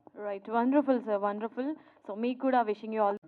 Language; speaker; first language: Telugu; native; Telugu